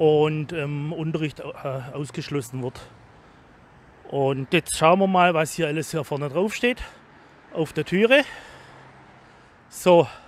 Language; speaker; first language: German; native; German